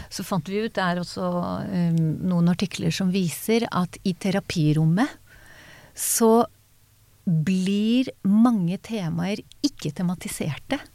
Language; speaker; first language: Norwegian; non-native, fluent; Hebrew